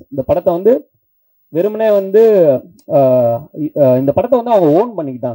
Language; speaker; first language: Tamil; native; Tamil